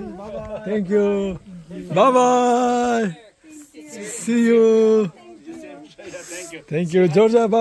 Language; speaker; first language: English; non-native, learner; Tibetan